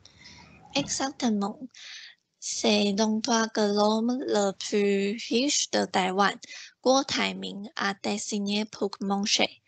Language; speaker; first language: French; non-native, learner; Chinese